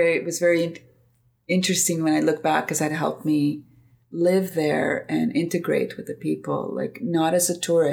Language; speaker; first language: English; non-native, fluent; Greek